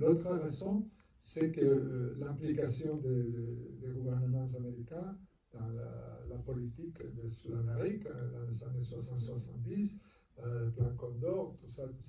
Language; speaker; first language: French; non-native, fluent; Spanish